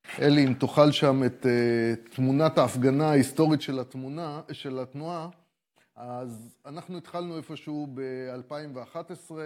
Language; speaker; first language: Hebrew; native; Hebrew